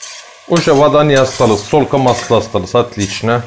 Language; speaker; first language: Russian; non-native, learner; Turkish